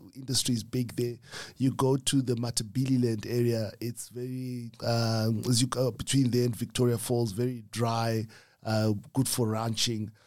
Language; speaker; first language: English; non-native, local second language; Shona